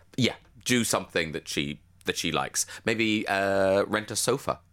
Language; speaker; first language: English; native; English